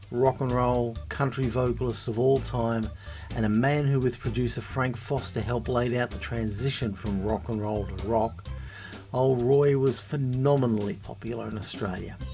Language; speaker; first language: English; native; English